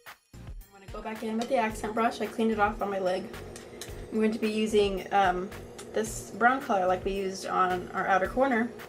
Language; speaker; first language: English; native; English